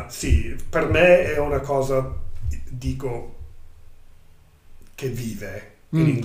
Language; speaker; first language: Italian; non-native, learner; English